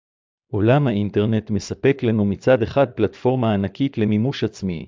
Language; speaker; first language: Hebrew; native; Hebrew